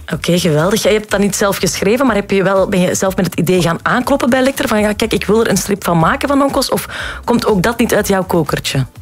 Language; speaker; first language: Dutch; native; Dutch